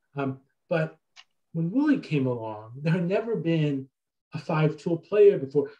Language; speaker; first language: English; native; English